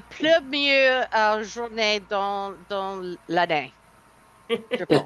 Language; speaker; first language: French; non-native, learner; English